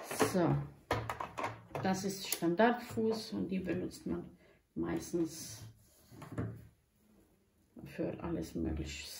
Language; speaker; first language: German; non-native, learner; Croatian